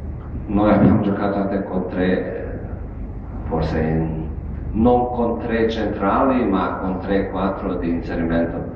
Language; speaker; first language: Italian; non-native, fluent; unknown